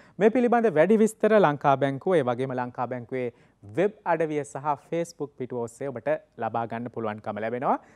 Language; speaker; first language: Sinhala; native; Sinhala